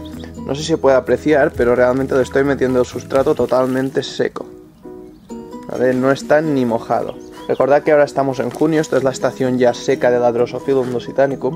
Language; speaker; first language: Spanish; native; Spanish